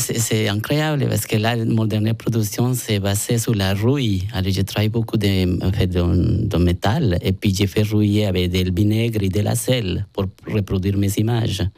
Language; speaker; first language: French; non-native, learner; Spanish